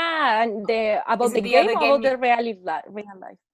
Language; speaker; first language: English; non-native, learner; Spanish